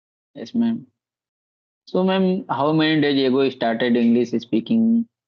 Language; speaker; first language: English; non-native, learner; Bhojpuri